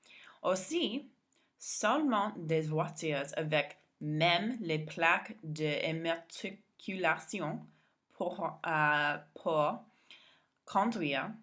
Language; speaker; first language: French; non-native, learner; English